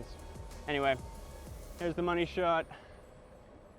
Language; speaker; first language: English; native; English